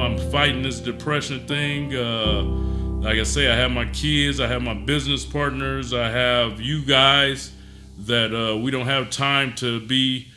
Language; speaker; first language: English; native; English